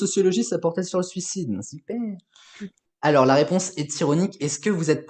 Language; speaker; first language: French; native; French